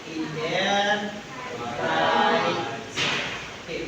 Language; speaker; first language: German; non-native, fluent; Indonesian